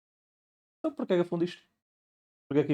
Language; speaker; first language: Portuguese; native; Portuguese